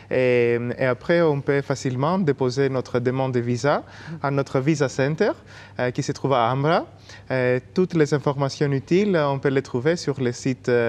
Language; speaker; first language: French; non-native, fluent; Greek